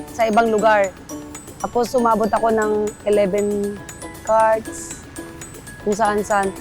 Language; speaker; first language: Filipino; native; Filipino